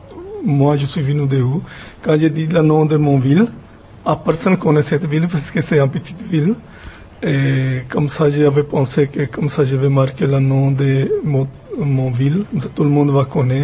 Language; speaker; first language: French; non-native, fluent; Punjabi